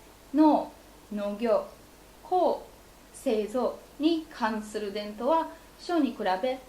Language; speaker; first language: Japanese; non-native, fluent; Polish